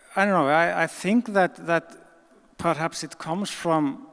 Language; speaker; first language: English; non-native, fluent; Icelandic